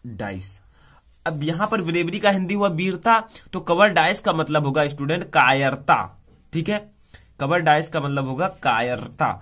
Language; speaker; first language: Hindi; native; Hindi